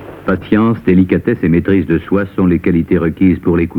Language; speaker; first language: French; native; French